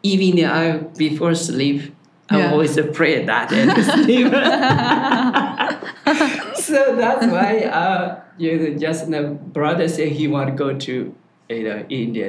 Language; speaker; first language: English; non-native, learner; Tibetan